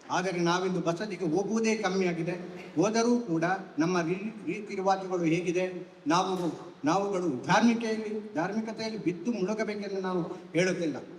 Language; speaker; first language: Kannada; native; Kannada